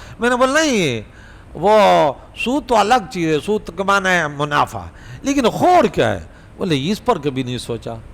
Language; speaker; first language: Urdu; non-native, local second language; Pashto